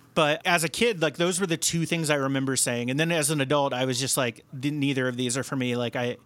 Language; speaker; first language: English; native; English